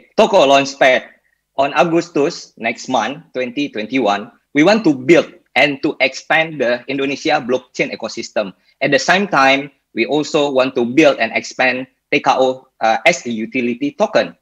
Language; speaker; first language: English; non-native, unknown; Indonesian